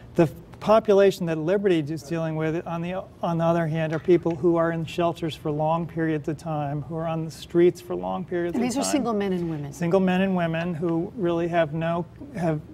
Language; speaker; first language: English; native; English